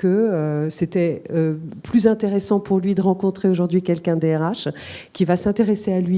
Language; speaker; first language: French; native; French